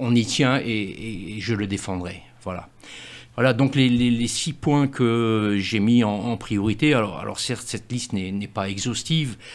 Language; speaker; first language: French; native; French